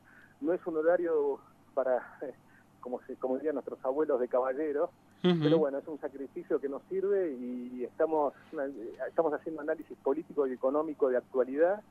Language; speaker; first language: Spanish; native; Spanish